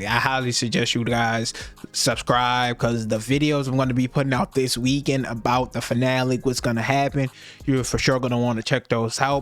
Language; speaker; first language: English; native; English